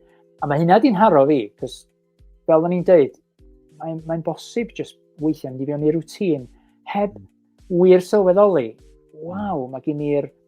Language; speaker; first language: Welsh; native; Welsh